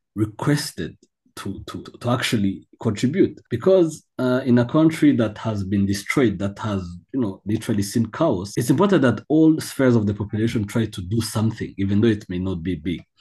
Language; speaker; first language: English; non-native, local second language; Kinyarwanda